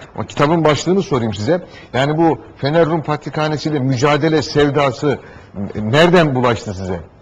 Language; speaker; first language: Turkish; native; Turkish